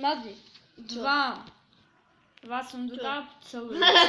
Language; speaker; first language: Russian; early bilingual, heritage; Russian